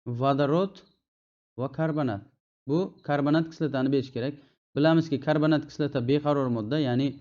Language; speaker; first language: Uzbek; native; Uzbek